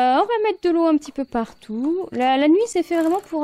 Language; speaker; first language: French; native; French